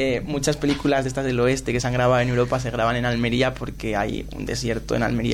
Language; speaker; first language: Spanish; native; Spanish